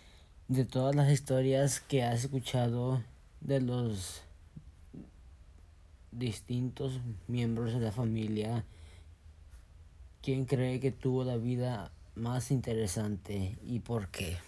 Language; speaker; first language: Spanish; early bilingual, heritage; Spanish